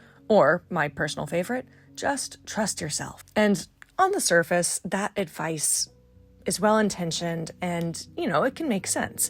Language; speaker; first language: English; native; English